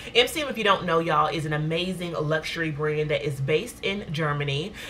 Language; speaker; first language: English; native; English